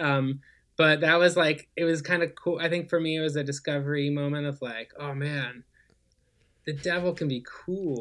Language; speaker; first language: English; native; English